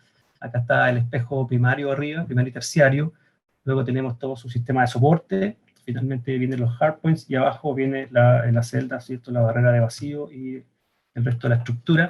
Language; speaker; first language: Spanish; native; Spanish